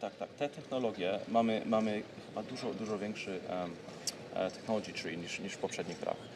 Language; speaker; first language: Polish; early bilingual, heritage; Polish